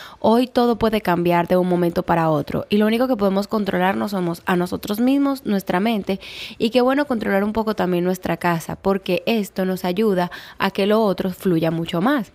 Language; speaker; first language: Spanish; native; Spanish